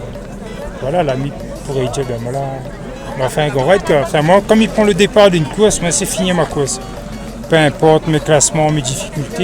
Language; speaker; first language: French; non-native, local second language; Réunion Creole French